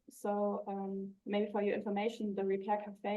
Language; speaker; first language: English; non-native, fluent; German